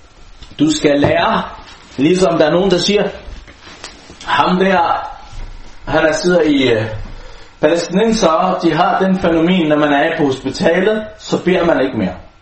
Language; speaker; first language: Danish; non-native, local second language; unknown